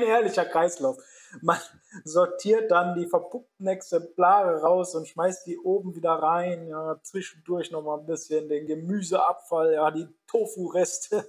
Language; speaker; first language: German; native; German